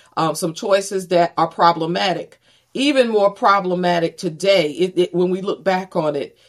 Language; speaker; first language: English; native; English